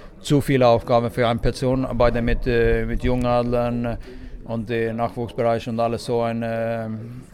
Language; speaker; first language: German; non-native, fluent; Swedish